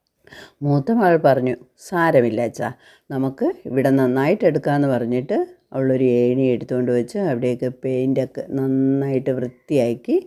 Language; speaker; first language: Malayalam; native; Malayalam